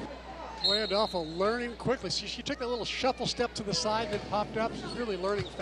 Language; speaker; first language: English; native; English